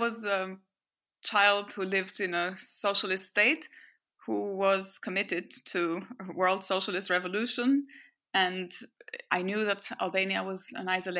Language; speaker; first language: English; non-native, fluent; French